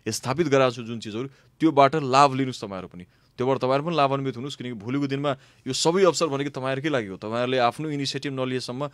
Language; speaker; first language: Nepali; non-native, local second language; Maithili